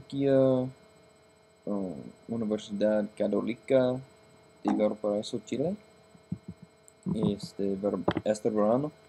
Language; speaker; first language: Spanish; non-native, learner; English